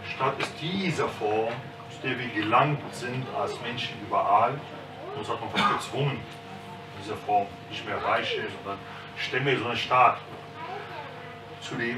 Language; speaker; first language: German; non-native, fluent; Arabic